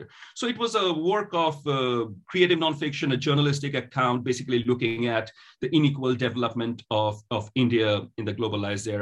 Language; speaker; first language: English; non-native, local second language; Bangla